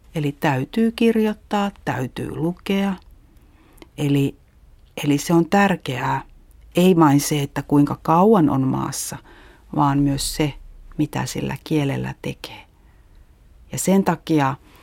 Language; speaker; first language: Finnish; native; Finnish